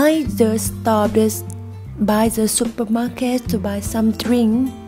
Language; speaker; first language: English; non-native, learner; Vietnamese